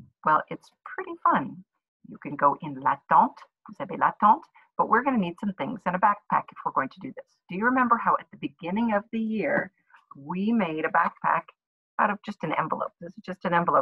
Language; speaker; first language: English; native; English